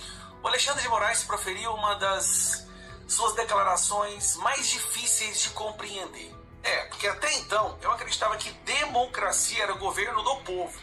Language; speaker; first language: Portuguese; native; Portuguese